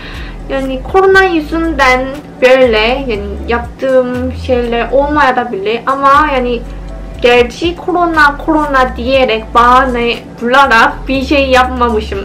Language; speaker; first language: Turkish; non-native, fluent; Korean